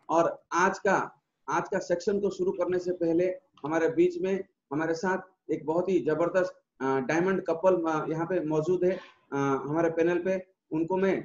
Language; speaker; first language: Hindi; non-native, local second language; Odia